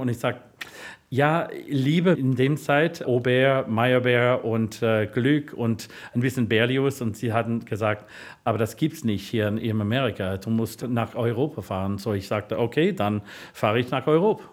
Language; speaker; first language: German; non-native, fluent; English